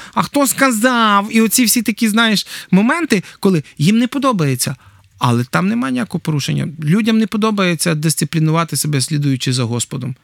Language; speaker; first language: Ukrainian; native; Ukrainian